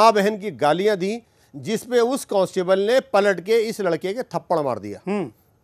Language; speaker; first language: Hindi; native; Hindi